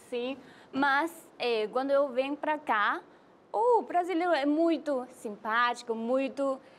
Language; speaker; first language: Portuguese; non-native, learner; Chinese